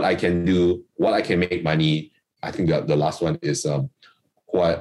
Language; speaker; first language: English; non-native, local second language; Chinese